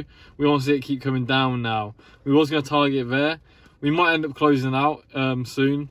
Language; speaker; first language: English; native; English